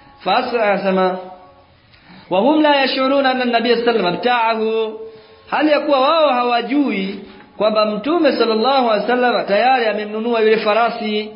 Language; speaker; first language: Swahili; native; Swahili